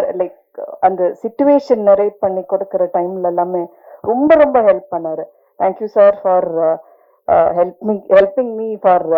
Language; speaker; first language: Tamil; non-native, learner; Malayalam